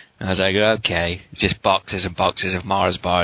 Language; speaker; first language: English; native; English